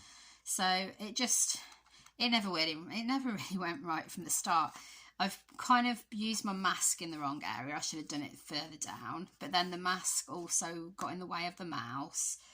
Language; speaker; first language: English; native; English